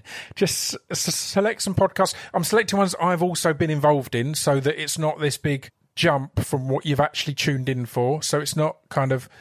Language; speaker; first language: English; native; English